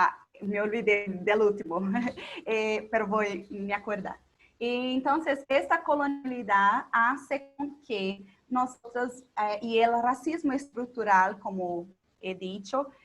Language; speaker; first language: Spanish; non-native, local second language; Portuguese